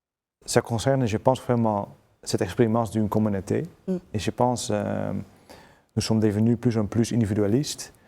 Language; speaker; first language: French; non-native, fluent; Dutch